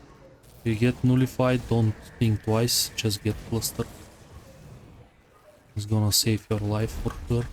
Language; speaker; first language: English; non-native, fluent; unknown